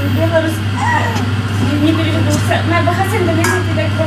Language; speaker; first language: Indonesian; non-native, learner; Russian